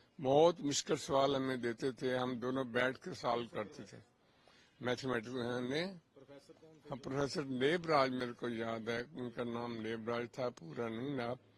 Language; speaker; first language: Urdu; non-native, local second language; Punjabi